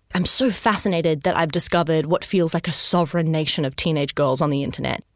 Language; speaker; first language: English; native; English